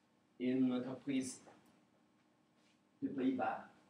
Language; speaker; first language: French; non-native, learner; Portuguese